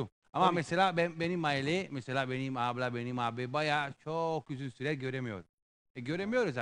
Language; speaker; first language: Turkish; non-native, learner; Italian